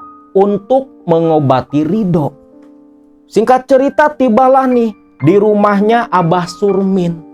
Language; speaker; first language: Indonesian; non-native, local second language; Sundanese